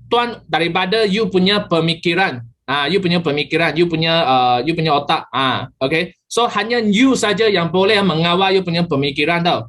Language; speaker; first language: Malay; native; Malay